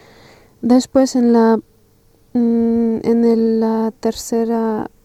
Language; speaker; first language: Spanish; non-native, learner; French